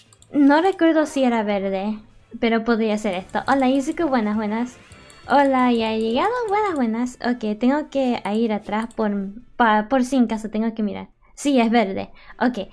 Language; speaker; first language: Spanish; early bilingual, heritage; Spanish